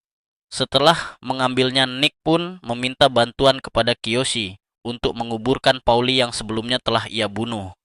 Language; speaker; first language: Indonesian; native; Indonesian